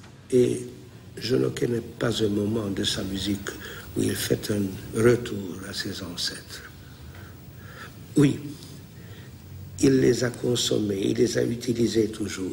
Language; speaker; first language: French; non-native, fluent; Hungarian